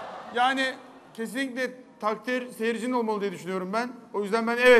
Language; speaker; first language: Turkish; native; Turkish